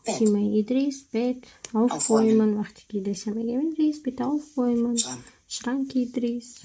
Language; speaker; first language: German; non-native, fluent; Tajik